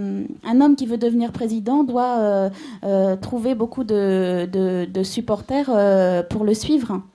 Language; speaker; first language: French; native; French